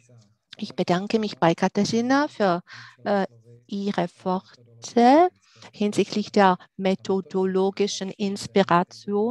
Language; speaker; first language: German; non-native, fluent; Czech